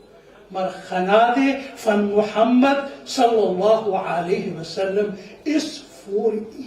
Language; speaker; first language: Dutch; non-native, fluent; Urdu